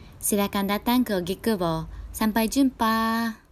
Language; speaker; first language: Indonesian; non-native, learner; Japanese